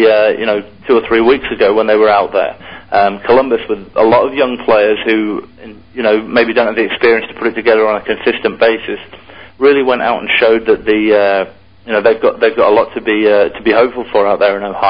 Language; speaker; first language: English; native; English